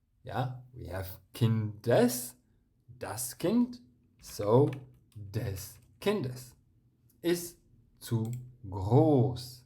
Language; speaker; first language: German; non-native, fluent; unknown